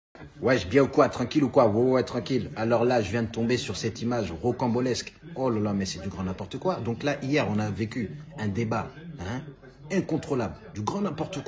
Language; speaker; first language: French; native; French